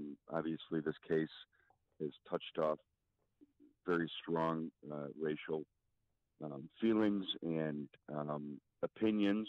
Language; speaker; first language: English; native; English